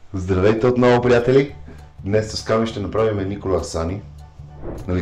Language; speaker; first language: Bulgarian; native; Bulgarian